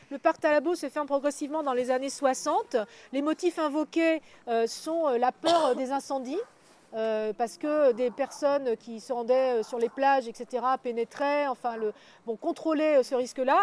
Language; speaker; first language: French; native; French